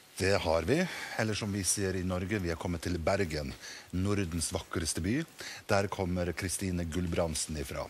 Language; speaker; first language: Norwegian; native; Norwegian